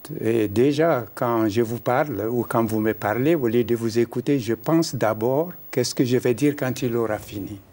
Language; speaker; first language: French; non-native, local second language; Mandingo